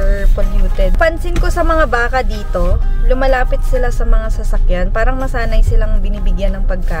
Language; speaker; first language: Filipino; native; Filipino